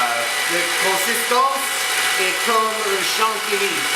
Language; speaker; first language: French; non-native, learner; English